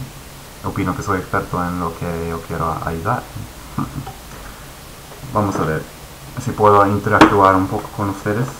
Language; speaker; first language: Spanish; non-native, fluent; Swedish